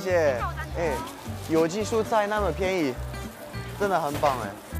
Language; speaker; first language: Chinese; non-native, fluent; French